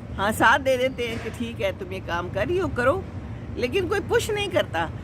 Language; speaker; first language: Urdu; non-native, local second language; Pashto